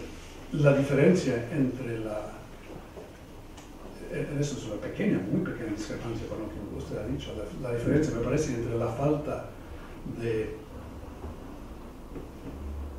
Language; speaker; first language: Spanish; non-native, fluent; English